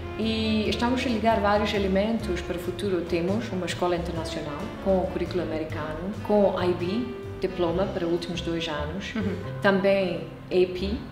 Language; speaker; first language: Portuguese; non-native, fluent; English